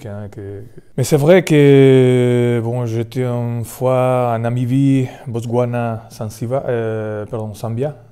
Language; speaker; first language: French; non-native, fluent; Spanish